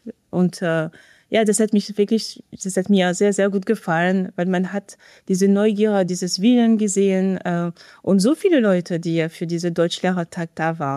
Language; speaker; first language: German; non-native, fluent; French